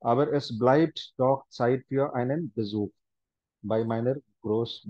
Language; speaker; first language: German; non-native, fluent; Hindi